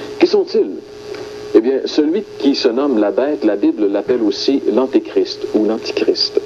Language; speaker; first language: French; native; French